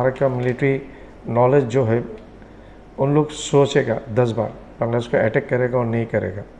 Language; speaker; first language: Hindi; non-native, learner; Bangla